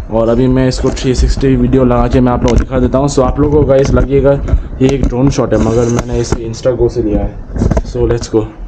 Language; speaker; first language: Hindi; non-native, local second language; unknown